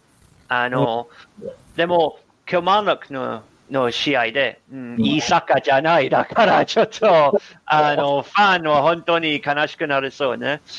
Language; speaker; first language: Japanese; non-native, learner; English